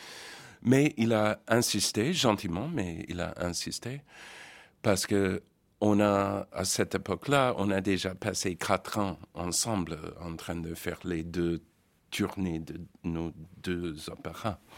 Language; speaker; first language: French; non-native, fluent; English